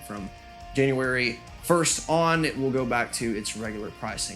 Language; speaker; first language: English; native; English